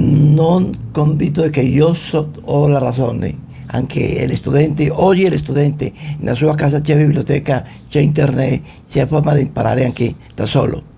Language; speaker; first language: Italian; non-native, fluent; Spanish